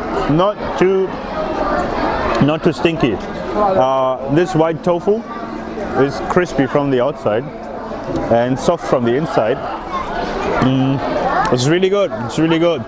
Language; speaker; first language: English; non-native, fluent; German